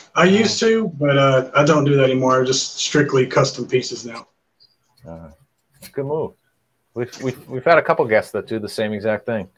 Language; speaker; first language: English; native; English